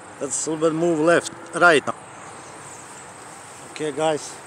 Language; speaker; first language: English; non-native, learner; Croatian